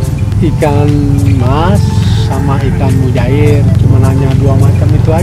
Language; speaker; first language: Indonesian; native; Indonesian